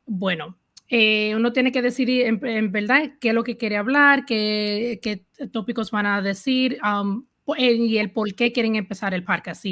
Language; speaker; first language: Spanish; early bilingual, heritage; Spanish